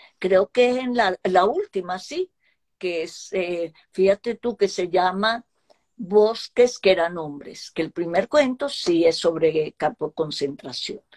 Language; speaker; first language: Spanish; early bilingual, other home language; Hebrew